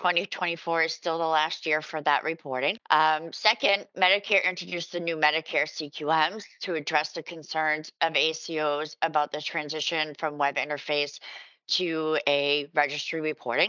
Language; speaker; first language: English; native; English